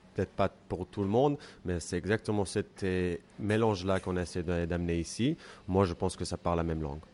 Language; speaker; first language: French; non-native, fluent; Hebrew